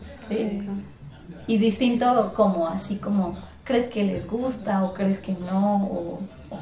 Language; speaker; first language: Spanish; native; Spanish